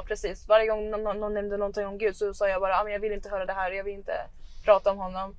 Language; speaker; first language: Swedish; early bilingual, other home language; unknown